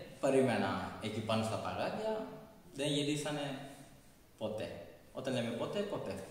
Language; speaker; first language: Greek; non-native, fluent; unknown